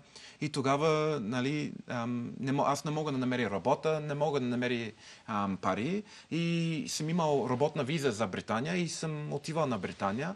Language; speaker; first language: Bulgarian; non-native, learner; English